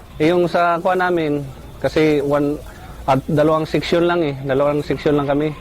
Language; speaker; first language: Filipino; non-native, local second language; Cebuano